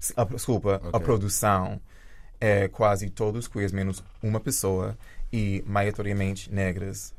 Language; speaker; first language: Portuguese; early bilingual, other home language; Jamaican Creole English